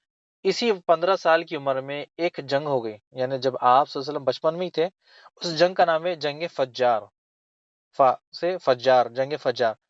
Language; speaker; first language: Urdu; native; Urdu